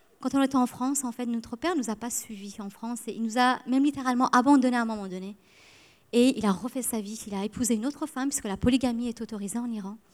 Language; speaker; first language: French; early bilingual, other home language; Persian